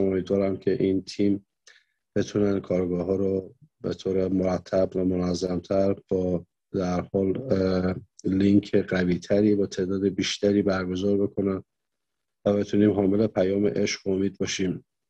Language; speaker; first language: Persian; native; Persian